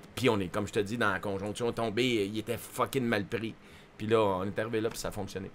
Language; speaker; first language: French; native; French